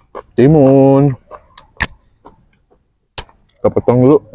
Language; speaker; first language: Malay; non-native, local second language; Sundanese